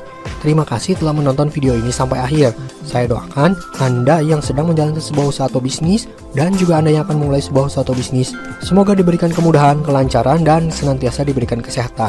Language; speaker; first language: Indonesian; native; Indonesian